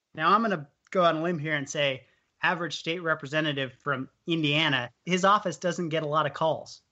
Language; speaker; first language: English; native; English